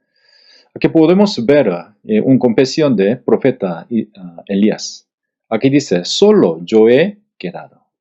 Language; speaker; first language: Spanish; non-native, fluent; Korean